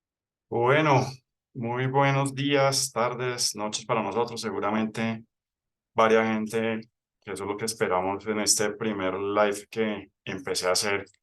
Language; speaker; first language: Spanish; native; Spanish